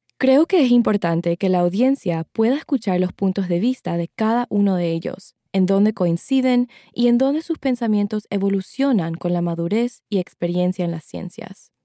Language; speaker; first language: Spanish; native; Spanish